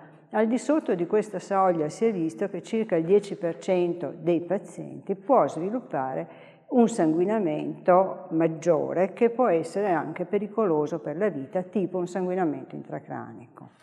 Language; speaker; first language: Italian; native; Italian